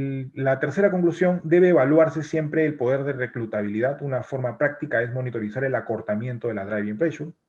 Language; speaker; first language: Spanish; native; Spanish